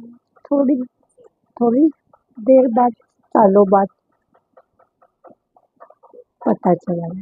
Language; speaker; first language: Hindi; non-native, local second language; Marathi